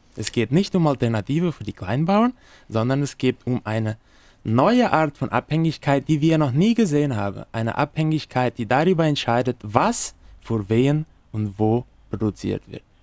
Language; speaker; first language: German; non-native, fluent; Portuguese